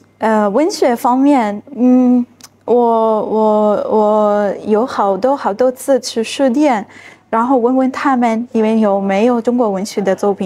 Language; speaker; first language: Chinese; non-native, fluent; Arabic